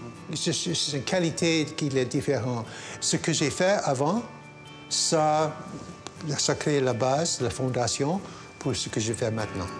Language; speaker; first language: French; non-native, local second language; English